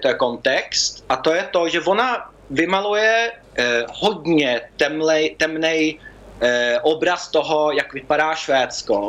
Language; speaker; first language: Czech; early bilingual, heritage; Czech